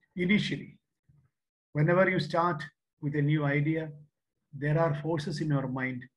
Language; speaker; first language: English; non-native, local second language; Malayalam